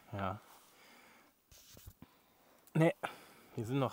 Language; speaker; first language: German; native; German